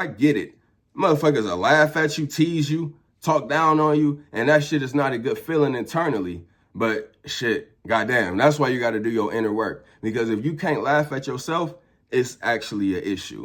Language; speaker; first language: English; native; English